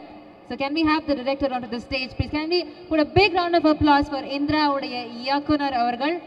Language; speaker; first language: Tamil; native; Tamil